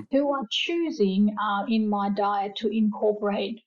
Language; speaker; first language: English; early bilingual, other home language; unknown